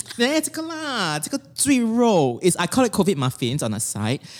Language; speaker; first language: English; native; English